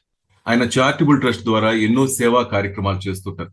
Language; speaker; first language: Telugu; native; Telugu